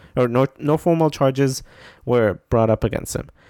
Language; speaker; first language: English; native; English